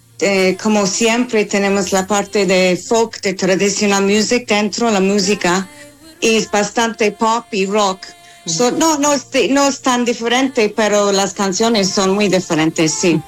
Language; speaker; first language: Spanish; non-native, fluent; English